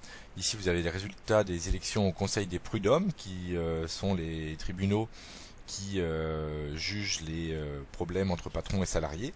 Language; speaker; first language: French; native; French